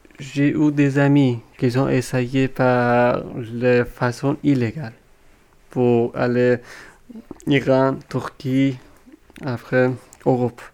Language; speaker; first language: French; non-native, fluent; Persian